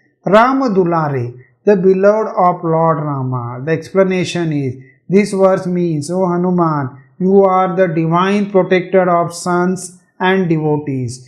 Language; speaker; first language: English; non-native, local second language; Hindi